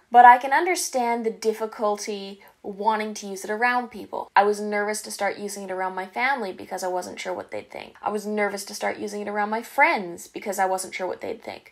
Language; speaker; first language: English; native; English